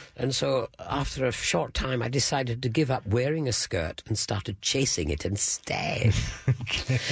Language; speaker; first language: English; native; English